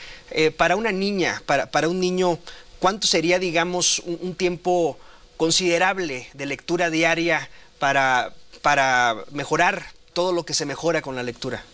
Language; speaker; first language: Spanish; native; Spanish